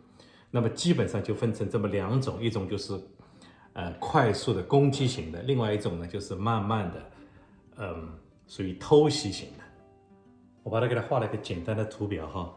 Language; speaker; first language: Chinese; native; Chinese